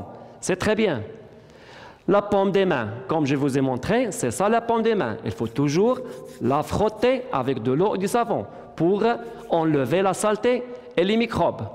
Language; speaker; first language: French; non-native, local second language; Arabic